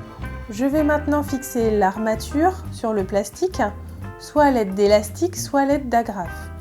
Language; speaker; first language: French; native; French